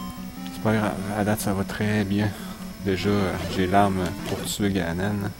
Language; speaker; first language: French; native; French